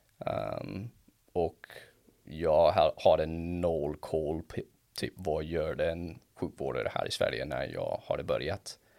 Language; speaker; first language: Swedish; non-native, fluent; English